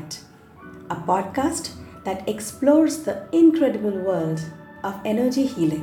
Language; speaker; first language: English; non-native, local second language; Bangla